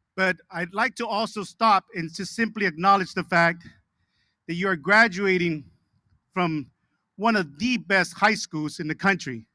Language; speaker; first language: English; early bilingual, other home language; Spanish